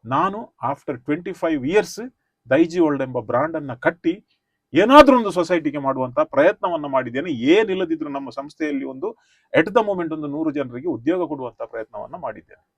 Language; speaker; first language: Kannada; non-native, local second language; Konkani